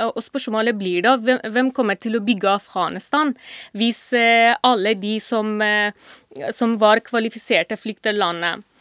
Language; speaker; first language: Norwegian; non-native, fluent; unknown